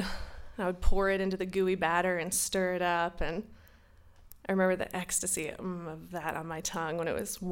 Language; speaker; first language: English; native; English